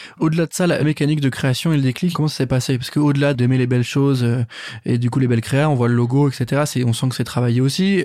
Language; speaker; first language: French; native; French